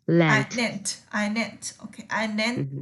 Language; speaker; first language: English; non-native, learner; Chinese